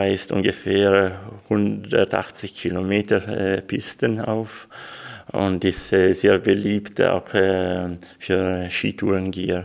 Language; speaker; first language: German; non-native, local second language; Swiss German